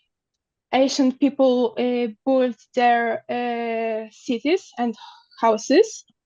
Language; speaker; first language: English; non-native, learner; Polish